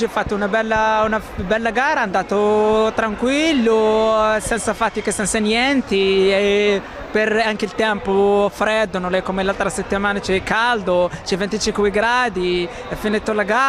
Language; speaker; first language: Italian; non-native, learner; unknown